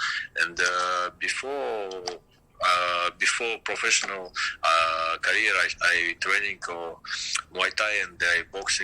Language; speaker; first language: English; non-native, learner; Russian